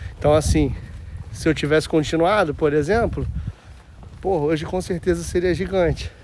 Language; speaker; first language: Portuguese; native; Portuguese